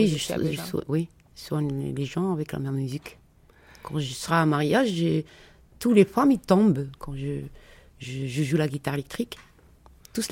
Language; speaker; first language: French; non-native, learner; Arabic